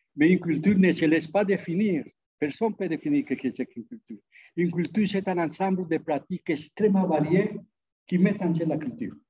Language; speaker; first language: French; non-native, fluent; Spanish